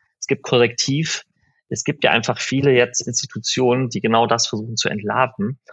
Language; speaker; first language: German; early bilingual, other home language; Persian